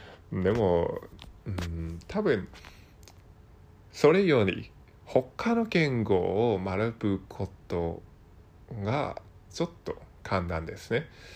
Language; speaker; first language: Japanese; non-native, learner; Cantonese